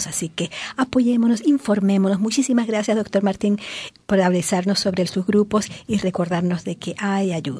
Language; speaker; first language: Spanish; native; Spanish